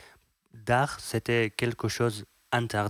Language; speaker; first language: French; non-native, learner; Persian